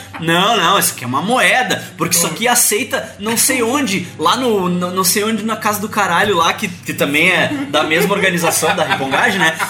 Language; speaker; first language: Portuguese; native; Portuguese